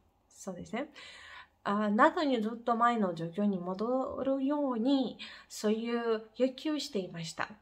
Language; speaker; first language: Japanese; non-native, fluent; Ukrainian